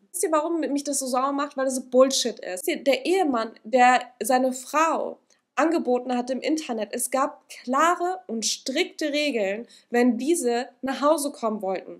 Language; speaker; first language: German; native; German